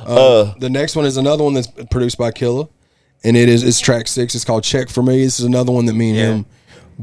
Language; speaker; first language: English; native; English